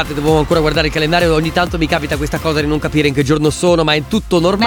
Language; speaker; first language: Italian; native; Italian